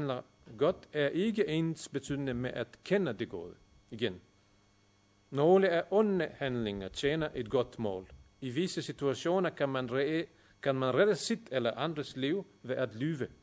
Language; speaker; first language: Danish; non-native, fluent; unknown